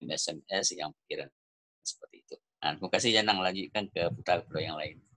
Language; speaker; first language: Indonesian; native; Indonesian